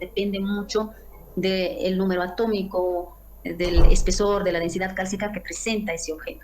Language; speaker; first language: Spanish; native; Spanish